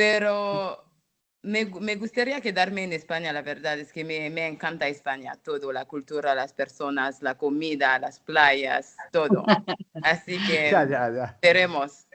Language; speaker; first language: Spanish; non-native, fluent; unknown